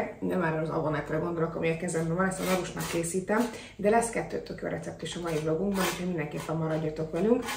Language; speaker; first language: Hungarian; native; Hungarian